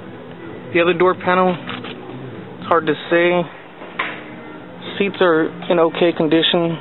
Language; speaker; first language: English; native; English